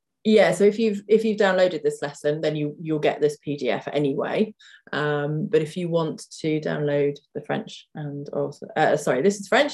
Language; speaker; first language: English; native; English